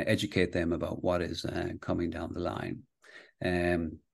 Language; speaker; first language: English; native; English